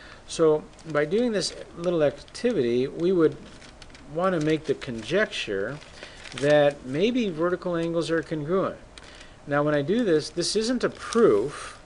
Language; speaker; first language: English; native; English